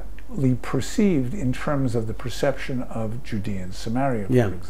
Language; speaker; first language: English; native; English